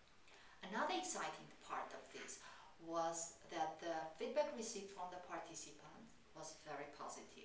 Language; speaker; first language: English; non-native, fluent; Armenian